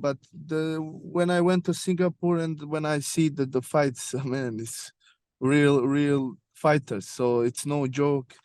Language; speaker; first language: English; non-native, learner; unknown